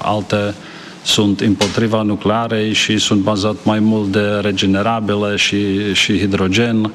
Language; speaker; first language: Romanian; non-native, fluent; Czech